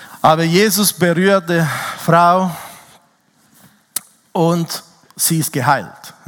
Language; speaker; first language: German; non-native, fluent; Italian